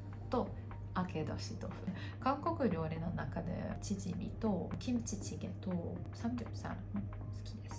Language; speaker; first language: Japanese; non-native, fluent; Hungarian